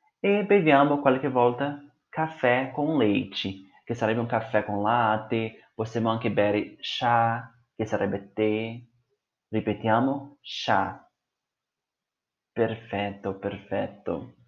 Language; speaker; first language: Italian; non-native, fluent; Portuguese